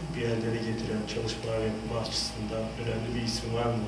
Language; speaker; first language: Turkish; native; Turkish